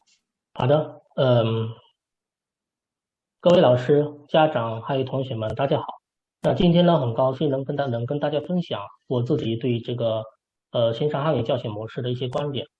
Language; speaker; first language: Chinese; native; Chinese